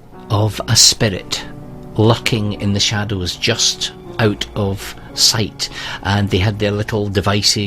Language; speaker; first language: English; native; English